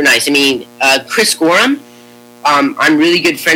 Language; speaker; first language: English; native; English